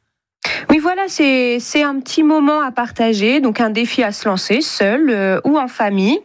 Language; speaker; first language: French; native; French